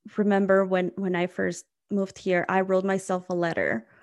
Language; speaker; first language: English; non-native, fluent; Spanish